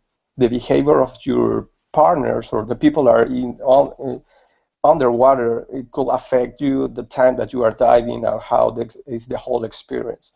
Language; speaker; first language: English; non-native, learner; Spanish